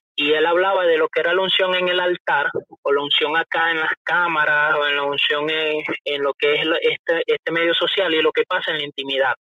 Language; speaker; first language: Spanish; native; Spanish